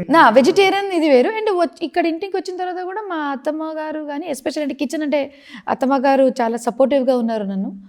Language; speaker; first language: Telugu; non-native, fluent; Marathi